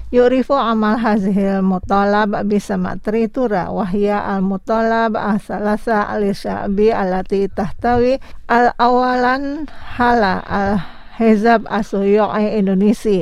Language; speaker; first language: Arabic; non-native, fluent; Indonesian